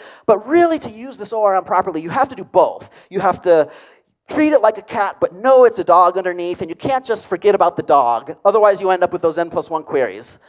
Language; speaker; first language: English; native; English